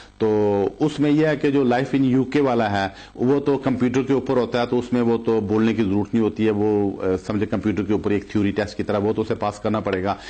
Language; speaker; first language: Urdu; non-native, local second language; Punjabi